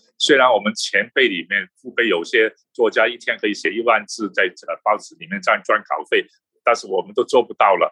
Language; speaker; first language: Chinese; non-native, local second language; Cantonese